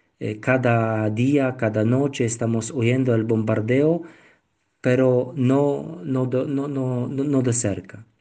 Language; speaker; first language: Spanish; non-native, learner; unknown